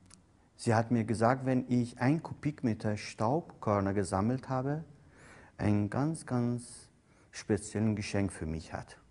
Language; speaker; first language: German; non-native, fluent; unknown